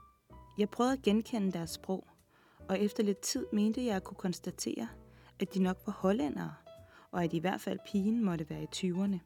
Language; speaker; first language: Danish; native; Danish